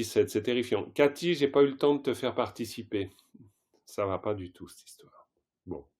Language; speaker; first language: French; native; French